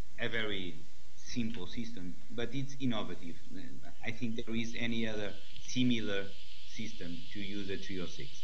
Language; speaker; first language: English; non-native, learner; Portuguese